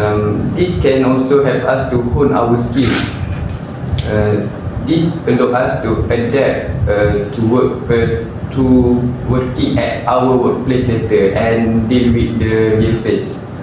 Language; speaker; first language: English; non-native, learner; Malay